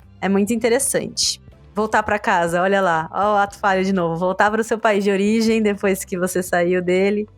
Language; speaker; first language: Portuguese; native; Portuguese